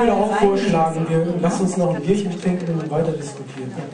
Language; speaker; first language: German; native; German